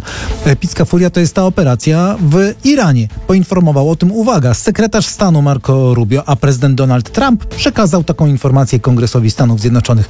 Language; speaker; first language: Polish; native; Polish